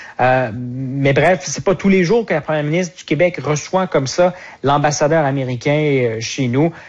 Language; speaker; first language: French; native; French